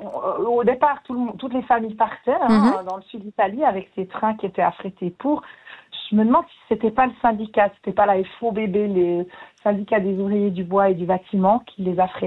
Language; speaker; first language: French; native; French